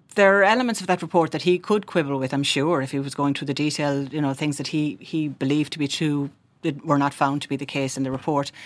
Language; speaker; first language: English; native; English